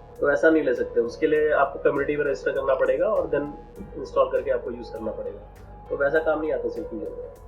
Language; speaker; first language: Hindi; native; Hindi